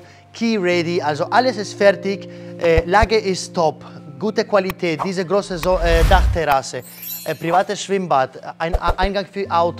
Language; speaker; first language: German; non-native, learner; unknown